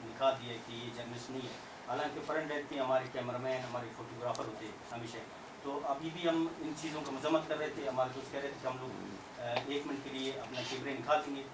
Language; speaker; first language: Urdu; non-native, local second language; Baluchi